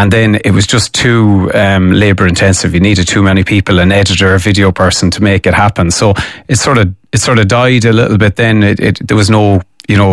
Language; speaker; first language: English; native; English